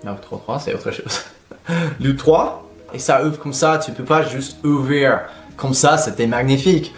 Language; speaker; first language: French; non-native, fluent; English